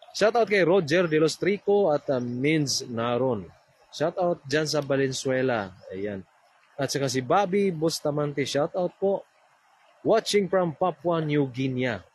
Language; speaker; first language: Filipino; non-native, local second language; Cebuano